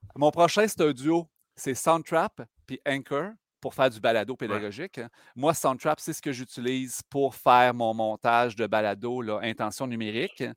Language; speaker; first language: French; native; French